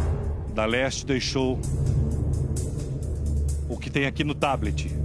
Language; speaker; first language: Portuguese; native; Portuguese